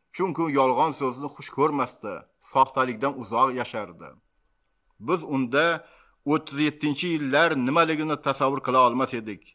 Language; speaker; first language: Uzbek; native; Uzbek